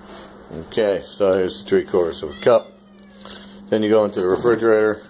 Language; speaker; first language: English; native; English